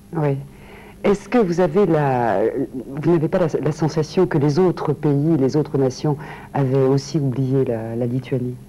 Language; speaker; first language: French; native; French